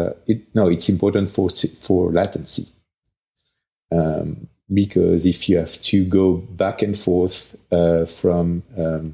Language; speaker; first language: English; non-native, fluent; French